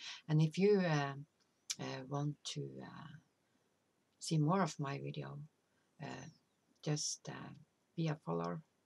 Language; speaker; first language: English; non-native, fluent; Norwegian